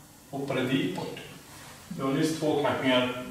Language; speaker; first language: Swedish; native; Swedish